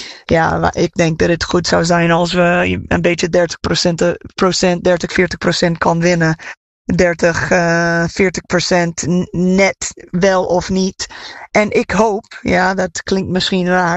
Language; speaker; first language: Dutch; non-native, fluent; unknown